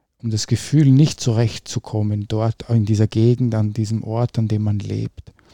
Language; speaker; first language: German; native; German